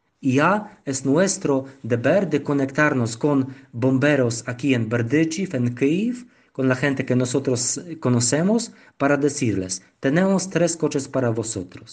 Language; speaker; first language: Spanish; non-native, learner; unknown